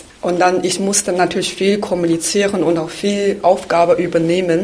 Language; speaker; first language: German; non-native, fluent; Chinese